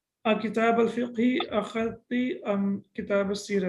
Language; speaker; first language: Arabic; non-native, fluent; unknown